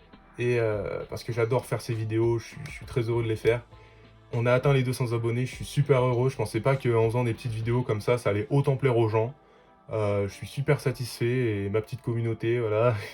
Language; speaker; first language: French; native; French